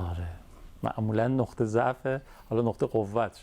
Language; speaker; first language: Persian; native; Persian